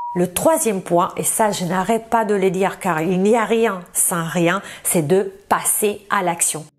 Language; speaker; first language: French; non-native, fluent; Italian